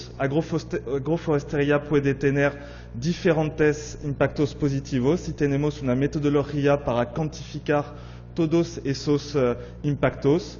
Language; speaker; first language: Spanish; non-native, fluent; French